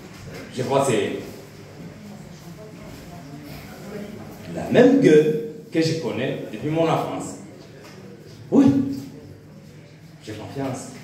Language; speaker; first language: French; non-native, local second language; Rundi